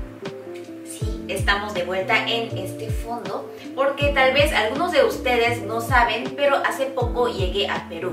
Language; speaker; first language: Spanish; non-native, fluent; Korean